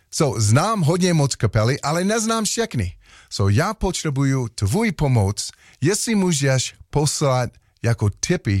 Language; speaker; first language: Czech; non-native, learner; English